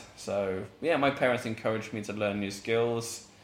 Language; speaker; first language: English; native; English